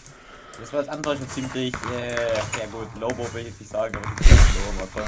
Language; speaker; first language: German; native; German